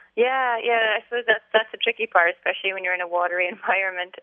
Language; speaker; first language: English; native; English